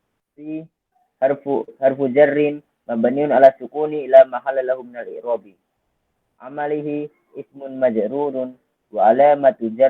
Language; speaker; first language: Arabic; non-native, learner; Indonesian